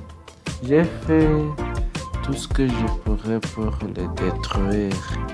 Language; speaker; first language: French; non-native, learner; English